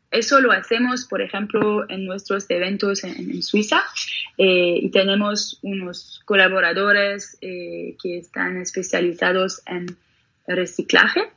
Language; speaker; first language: Spanish; non-native, fluent; French